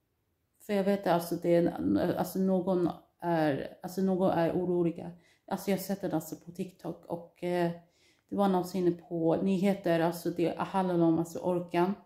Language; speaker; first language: Swedish; non-native, learner; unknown